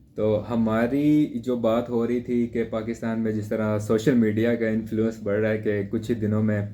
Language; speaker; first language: Urdu; non-native, local second language; Punjabi